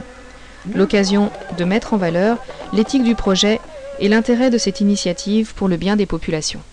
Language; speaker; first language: French; native; French